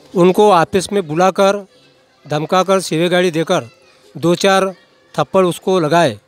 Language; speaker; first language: Hindi; non-native, local second language; Marathi